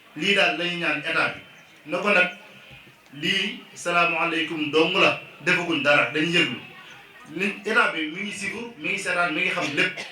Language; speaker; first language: Wolof; native; Wolof